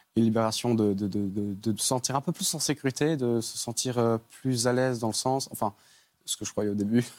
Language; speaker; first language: French; native; French